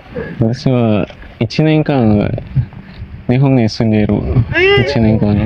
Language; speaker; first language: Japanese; non-native, learner; Indonesian